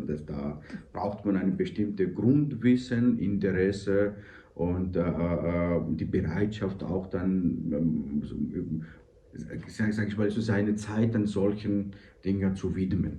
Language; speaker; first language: German; non-native, fluent; Georgian